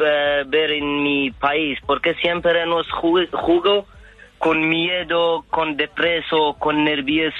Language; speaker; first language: Spanish; non-native, learner; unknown